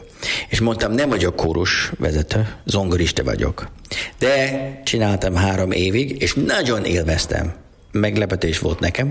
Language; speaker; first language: Hungarian; non-native, learner; English